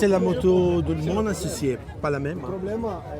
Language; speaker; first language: French; non-native, learner; Italian